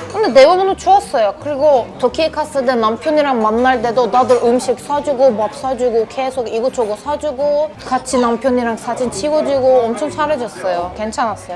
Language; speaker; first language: Korean; non-native, fluent; Turkish